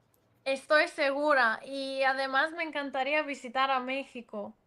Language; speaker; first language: Spanish; non-native, fluent; Greek